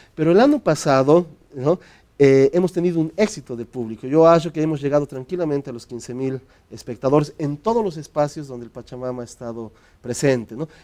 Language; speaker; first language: Spanish; native; Spanish